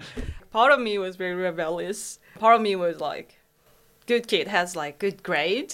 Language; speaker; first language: English; non-native, fluent; Korean